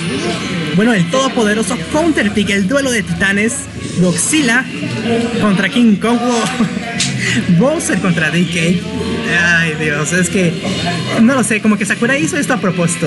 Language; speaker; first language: Spanish; native; Spanish